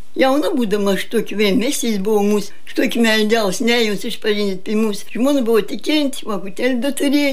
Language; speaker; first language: Lithuanian; native; Lithuanian